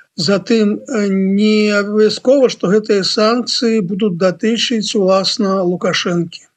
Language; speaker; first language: Belarusian; non-native, local second language; Russian